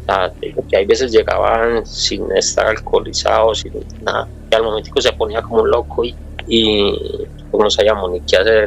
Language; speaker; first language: Spanish; native; Spanish